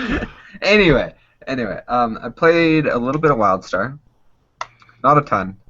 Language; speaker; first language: English; native; English